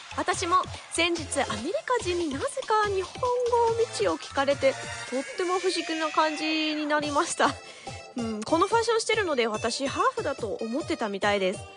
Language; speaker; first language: Japanese; non-native, fluent; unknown